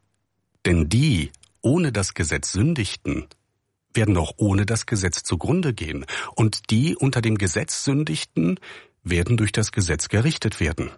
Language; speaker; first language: German; native; German